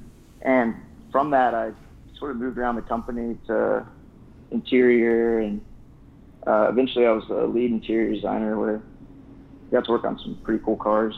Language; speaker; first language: English; native; English